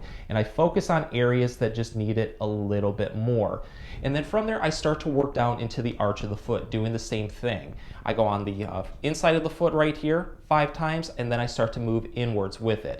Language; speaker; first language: English; native; English